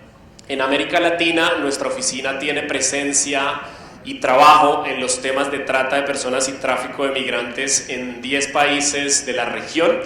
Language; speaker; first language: Spanish; native; Spanish